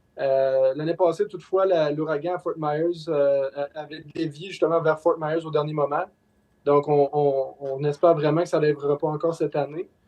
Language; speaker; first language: French; native; French